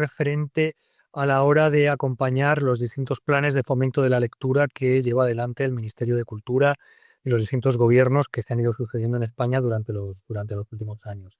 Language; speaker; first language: Spanish; native; Spanish